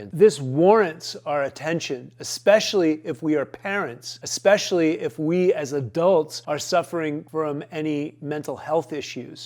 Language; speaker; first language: English; native; English